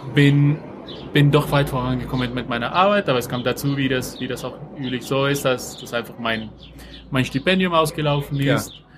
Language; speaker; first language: German; non-native, fluent; Spanish